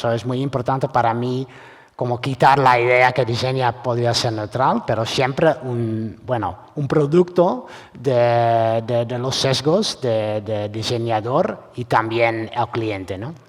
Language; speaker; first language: Spanish; non-native, fluent; Dutch